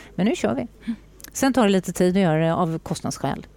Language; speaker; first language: Swedish; native; Swedish